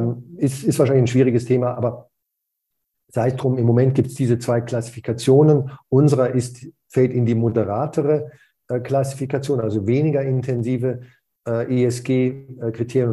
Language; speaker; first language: German; native; German